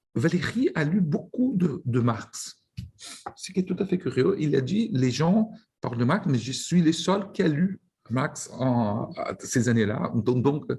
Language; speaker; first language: French; non-native, fluent; Portuguese